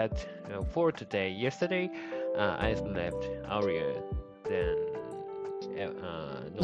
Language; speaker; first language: English; non-native, learner; Japanese